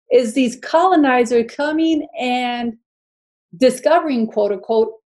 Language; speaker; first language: English; early bilingual, other home language; Spanish